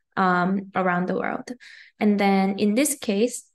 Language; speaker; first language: English; native; English